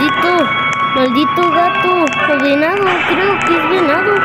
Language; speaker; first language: Spanish; native; Spanish